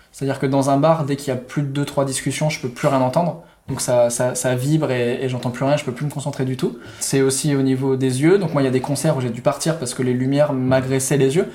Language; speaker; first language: French; native; French